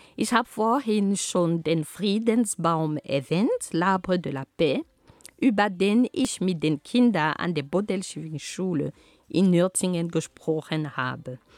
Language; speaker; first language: German; non-native, fluent; Ghomala